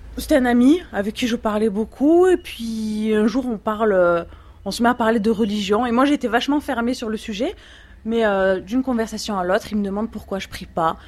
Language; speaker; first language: French; native; French